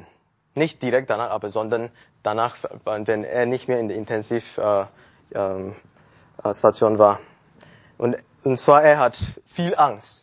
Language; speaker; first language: German; non-native, learner; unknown